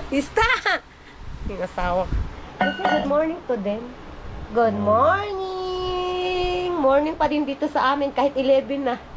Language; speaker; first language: Filipino; non-native, local second language; Cebuano